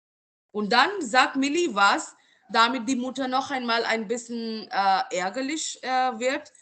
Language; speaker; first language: German; non-native, fluent; Marathi